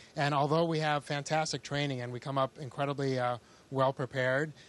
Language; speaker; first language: English; early bilingual, other home language; Spanish